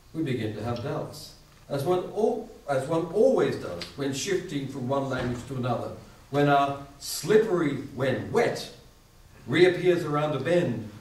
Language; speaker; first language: English; native; English